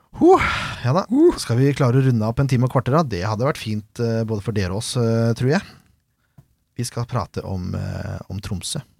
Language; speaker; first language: Norwegian; native; Norwegian